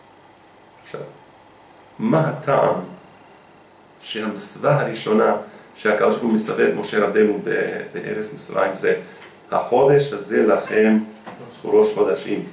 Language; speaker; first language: Hebrew; non-native, fluent; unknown